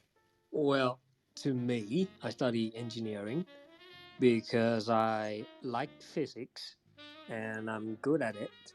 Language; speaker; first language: English; non-native, fluent; Thai